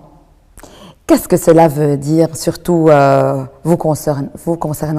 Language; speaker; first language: French; non-native, local second language; Arabic